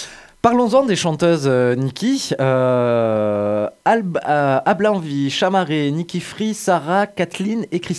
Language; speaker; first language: French; native; French